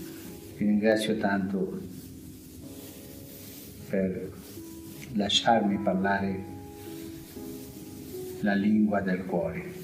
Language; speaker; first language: Italian; non-native, fluent; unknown